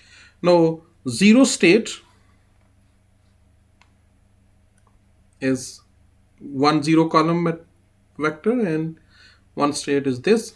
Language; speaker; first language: English; non-native, fluent; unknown